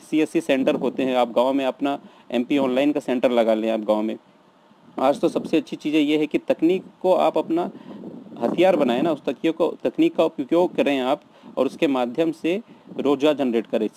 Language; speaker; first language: Hindi; native; Hindi